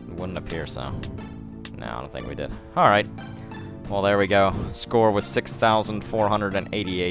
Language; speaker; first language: English; native; English